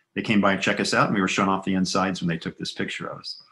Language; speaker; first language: English; native; English